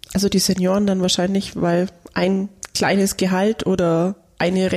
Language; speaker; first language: German; native; German